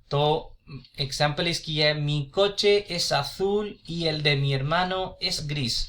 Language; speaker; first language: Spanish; non-native, fluent; Urdu